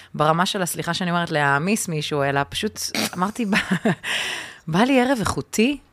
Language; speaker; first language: Hebrew; early bilingual, other home language; Russian